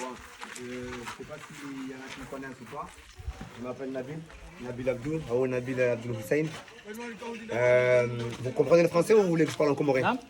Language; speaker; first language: French; native; French